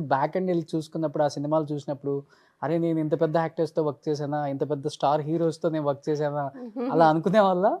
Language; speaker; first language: Telugu; native; Telugu